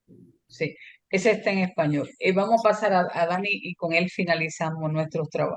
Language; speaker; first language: Spanish; native; Spanish